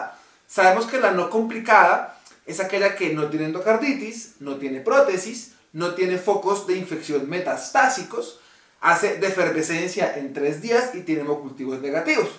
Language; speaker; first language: Spanish; native; Spanish